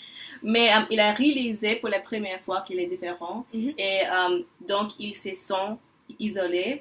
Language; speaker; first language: French; non-native, learner; English